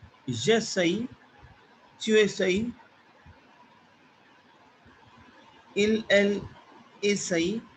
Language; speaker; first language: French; non-native, fluent; Hindi